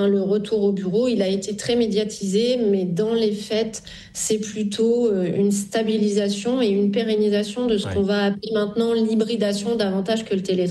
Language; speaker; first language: French; native; French